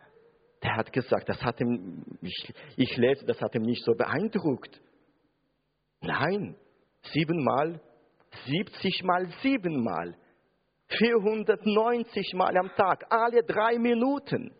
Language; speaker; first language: German; non-native, fluent; Russian